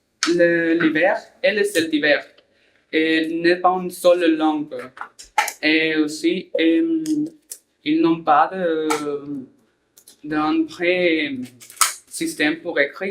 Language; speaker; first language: French; non-native, learner; Spanish